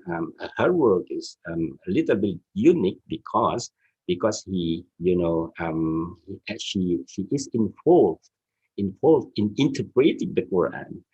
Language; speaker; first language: English; non-native, fluent; Indonesian